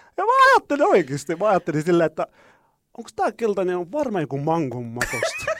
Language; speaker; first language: Finnish; non-native, fluent; Arabic